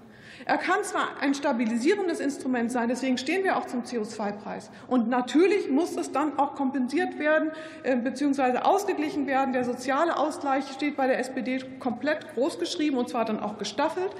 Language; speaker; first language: German; native; German